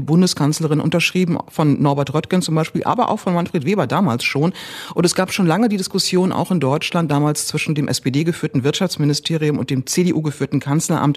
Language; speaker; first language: German; native; German